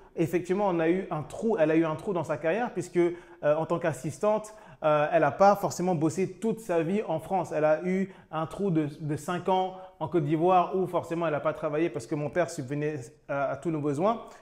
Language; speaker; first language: French; native; French